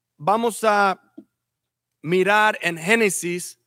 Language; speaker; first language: Spanish; early bilingual, heritage; Spanish